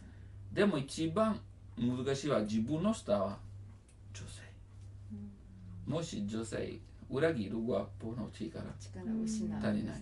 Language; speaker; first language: Japanese; non-native, learner; Italian